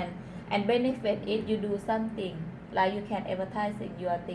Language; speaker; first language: English; non-native, learner; Northeastern Thai